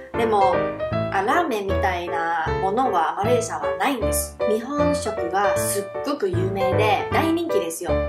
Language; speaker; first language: Japanese; non-native, fluent; Chinese